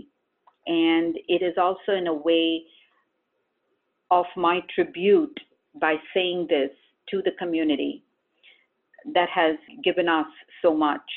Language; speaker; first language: English; non-native, local second language; Gujarati